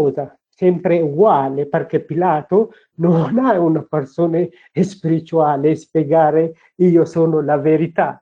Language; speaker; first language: Italian; non-native, learner; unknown